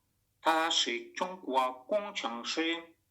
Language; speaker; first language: Chinese; non-native, learner; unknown